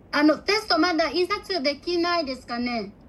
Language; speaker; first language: Japanese; non-native, fluent; Bangla